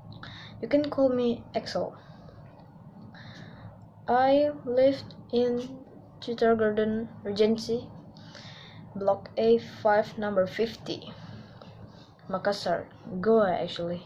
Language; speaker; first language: English; non-native, learner; Indonesian